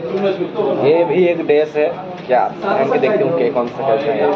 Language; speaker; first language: Hindi; non-native, local second language; Bangla